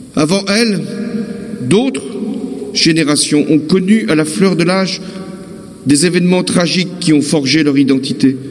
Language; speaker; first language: French; native; French